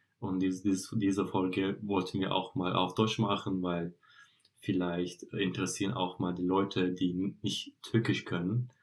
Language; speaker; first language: German; non-native, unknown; Turkish